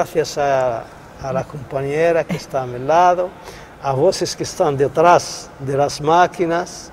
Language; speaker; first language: Spanish; non-native, local second language; Arabic